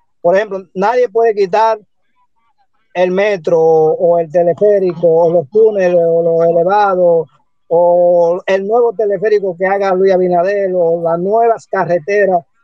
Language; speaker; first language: Spanish; native; Spanish